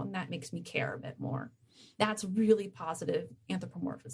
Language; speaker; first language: English; native; English